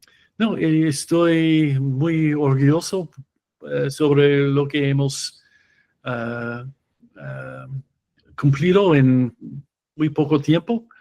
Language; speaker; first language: Spanish; non-native, fluent; English